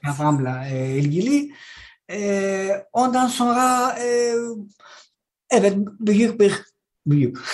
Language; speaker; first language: Turkish; non-native, learner; Greek